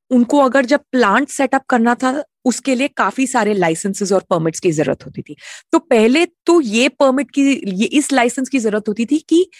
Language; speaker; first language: Hindi; native; Hindi